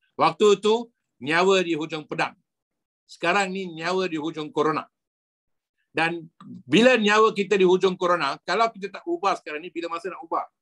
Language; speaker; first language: Malay; non-native, local second language; Tamil